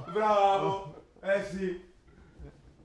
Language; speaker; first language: Italian; non-native, fluent; French